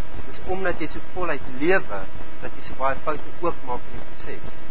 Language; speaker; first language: Afrikaans; native; Afrikaans